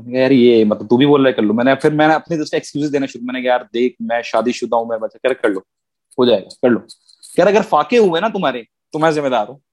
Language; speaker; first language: Urdu; native; Urdu